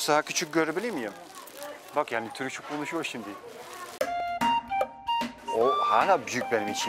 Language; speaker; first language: Turkish; non-native, fluent; Dutch